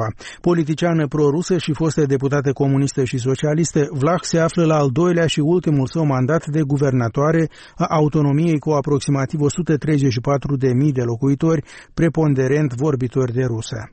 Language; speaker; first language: Romanian; native; Romanian